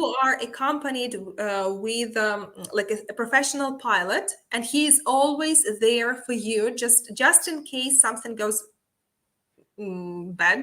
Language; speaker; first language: English; non-native, fluent; Ukrainian